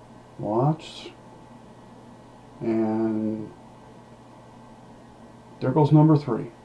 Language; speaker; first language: English; native; English